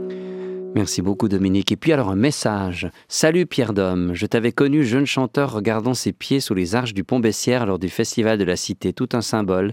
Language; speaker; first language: French; native; French